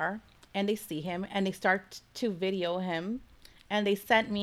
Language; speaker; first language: English; native; English